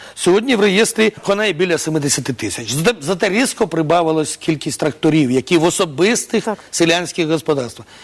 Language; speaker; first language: Ukrainian; native; Ukrainian